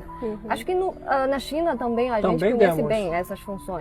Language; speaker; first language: Portuguese; non-native, fluent; Chinese